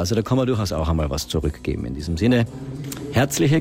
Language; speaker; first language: German; native; German